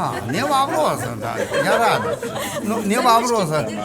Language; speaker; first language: Russian; non-native, learner; Chinese